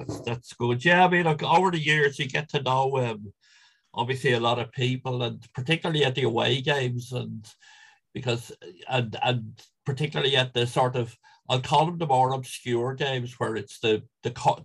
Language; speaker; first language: English; native; English